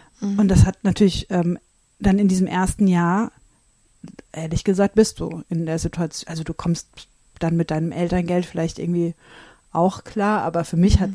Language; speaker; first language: German; native; German